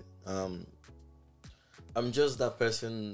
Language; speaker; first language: English; non-native, local second language; Igbo